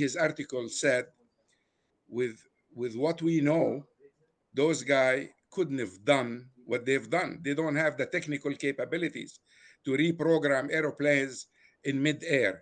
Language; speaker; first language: English; non-native, fluent; Arabic